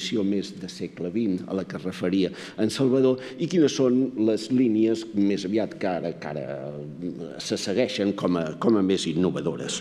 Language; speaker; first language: Catalan; native; Catalan